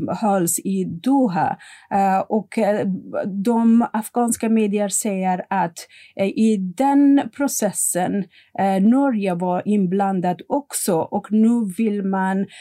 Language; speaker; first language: Swedish; non-native, fluent; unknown